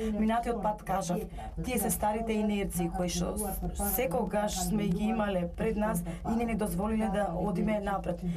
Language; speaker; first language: Macedonian; non-native, local second language; Albanian